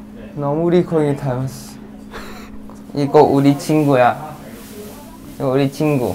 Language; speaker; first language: Korean; non-native, fluent; Thai